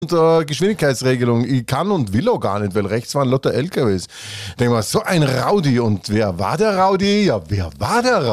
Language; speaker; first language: German; native; German